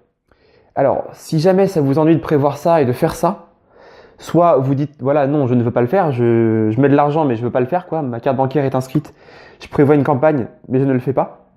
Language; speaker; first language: French; native; French